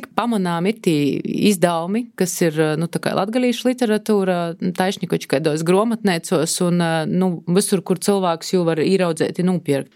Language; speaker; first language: Latvian; native; Latvian